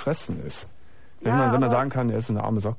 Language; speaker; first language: German; native; German